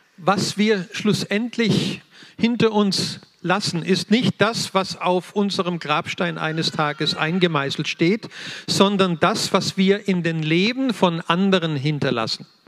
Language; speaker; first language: German; native; German